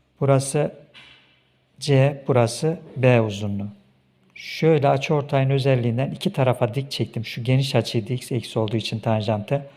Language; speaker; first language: Turkish; native; Turkish